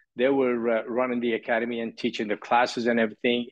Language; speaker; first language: English; early bilingual, other home language; Persian